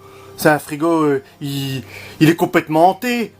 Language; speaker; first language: French; native; French